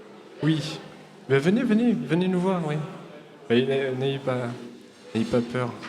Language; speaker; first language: French; native; French